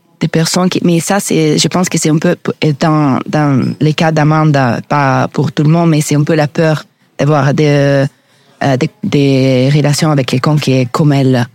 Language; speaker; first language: French; non-native, learner; Italian